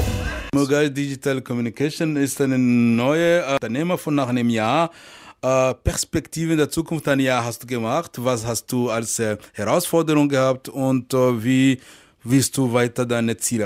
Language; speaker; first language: German; non-native, fluent; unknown